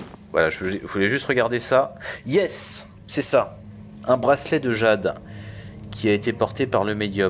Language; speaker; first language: French; native; French